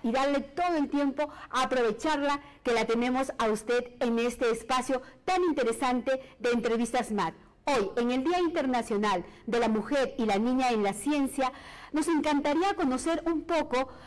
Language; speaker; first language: Spanish; native; Spanish